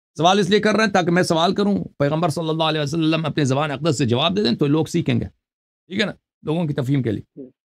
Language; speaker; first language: Urdu; non-native, fluent; Persian